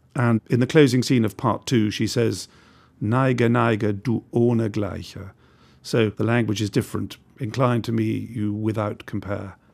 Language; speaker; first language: English; native; English